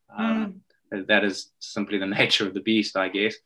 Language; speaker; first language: English; native; English